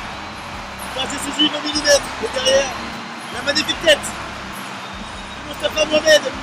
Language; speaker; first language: French; native; French